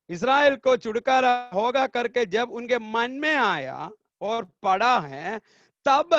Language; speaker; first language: Hindi; non-native, local second language; Malayalam